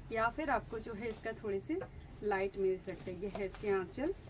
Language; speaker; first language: Hindi; non-native, local second language; Bangla